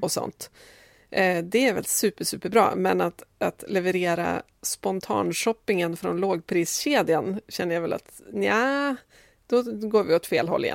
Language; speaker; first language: Swedish; native; Swedish